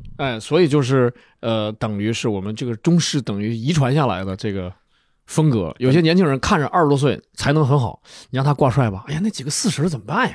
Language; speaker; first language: Chinese; native; Chinese